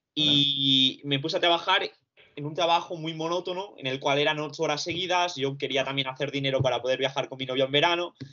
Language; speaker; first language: Spanish; early bilingual, other home language; Romanian